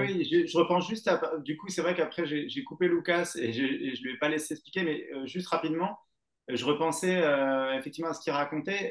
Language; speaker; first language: French; native; French